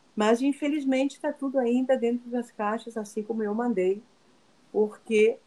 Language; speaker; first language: Portuguese; non-native, fluent; Spanish